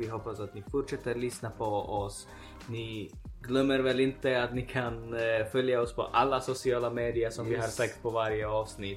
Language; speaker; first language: Swedish; early bilingual, other home language; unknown